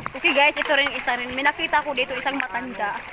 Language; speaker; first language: Filipino; non-native, local second language; Waray